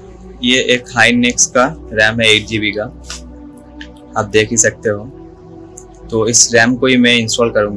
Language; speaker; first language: Hindi; non-native, local second language; Bangla